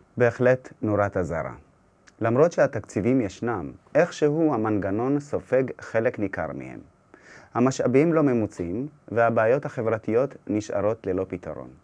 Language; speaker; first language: Hebrew; native; Hebrew